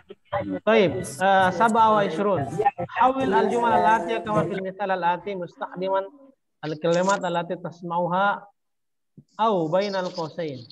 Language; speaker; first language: Arabic; non-native, fluent; Indonesian